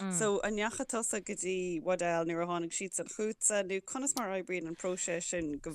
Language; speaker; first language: Irish; native; Irish